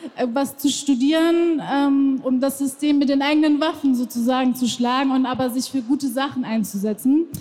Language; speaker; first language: German; non-native, fluent; Persian